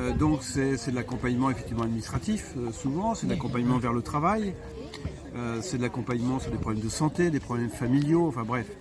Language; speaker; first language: French; native; French